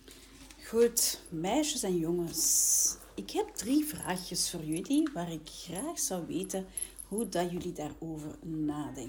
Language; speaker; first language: Dutch; native; Dutch